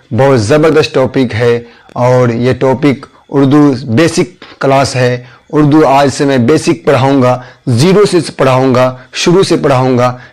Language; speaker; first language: Hindi; native; Hindi